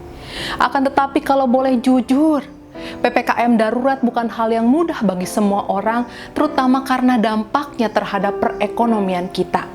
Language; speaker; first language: Indonesian; native; Indonesian